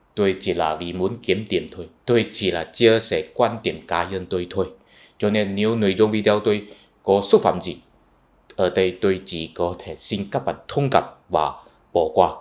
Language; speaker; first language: Vietnamese; non-native, fluent; Chinese